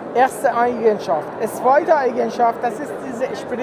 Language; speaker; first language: German; non-native, learner; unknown